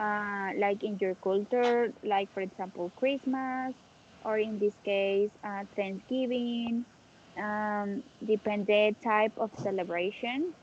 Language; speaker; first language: English; non-native, learner; Spanish